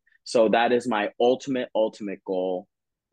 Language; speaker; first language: English; native; English